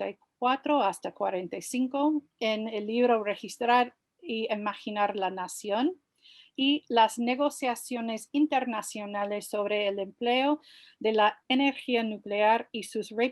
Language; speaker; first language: Spanish; non-native, fluent; English